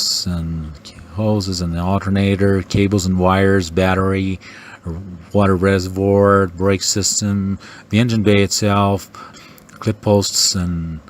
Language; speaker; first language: English; non-native, fluent; Portuguese